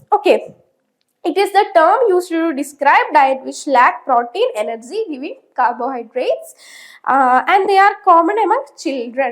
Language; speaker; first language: English; non-native, local second language; Malayalam